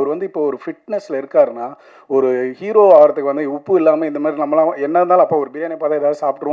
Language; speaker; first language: Tamil; native; Tamil